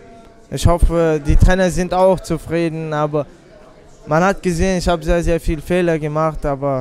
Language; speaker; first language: German; non-native, fluent; Russian